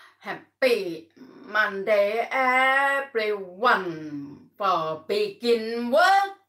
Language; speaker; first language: English; non-native, learner; Thai